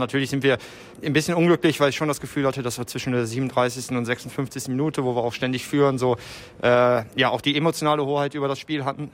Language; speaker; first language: German; native; German